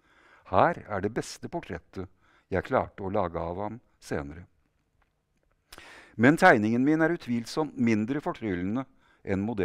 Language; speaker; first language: Norwegian; native; Norwegian